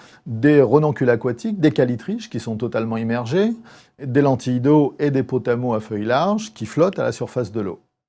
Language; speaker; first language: French; native; French